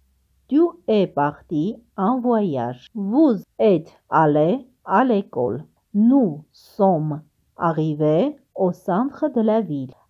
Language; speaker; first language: French; non-native, fluent; Armenian